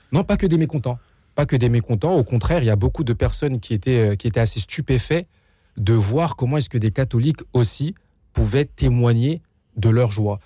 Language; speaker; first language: French; native; French